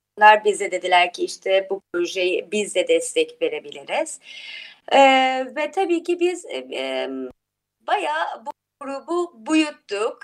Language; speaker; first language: Turkish; non-native, fluent; Persian